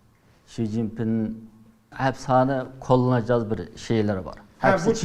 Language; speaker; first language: Turkish; non-native, learner; Uyghur